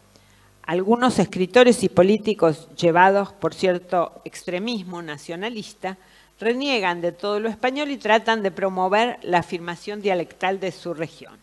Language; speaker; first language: Spanish; native; Spanish